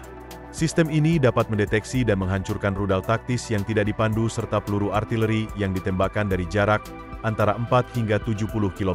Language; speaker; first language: Indonesian; native; Indonesian